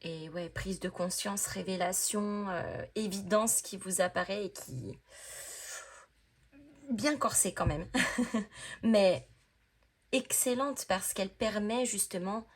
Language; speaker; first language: French; native; French